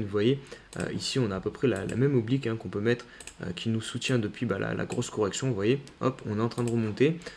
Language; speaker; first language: French; native; French